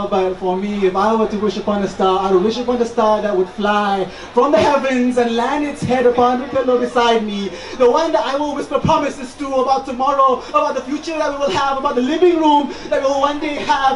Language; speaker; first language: English; non-native, local second language; Malay